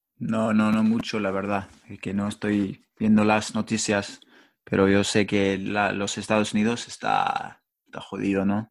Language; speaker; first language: Spanish; non-native, fluent; English